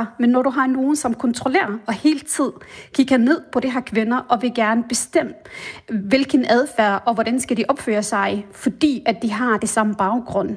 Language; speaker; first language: Danish; non-native, fluent; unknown